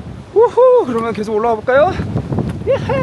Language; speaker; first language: Korean; native; Korean